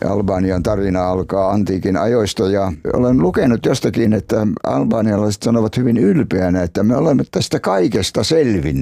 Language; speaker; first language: Finnish; native; Finnish